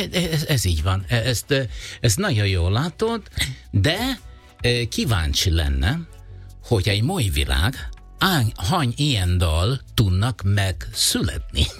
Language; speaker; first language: Hungarian; non-native, fluent; Italian